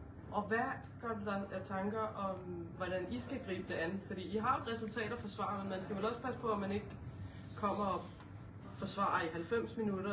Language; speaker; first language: Danish; native; Danish